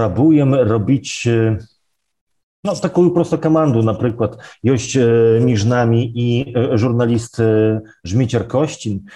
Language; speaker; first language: Belarusian; non-native, local second language; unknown